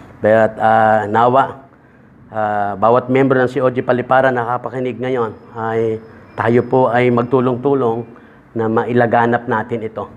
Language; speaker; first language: Filipino; native; Filipino